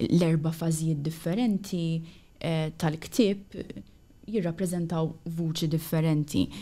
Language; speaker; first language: Maltese; native; Maltese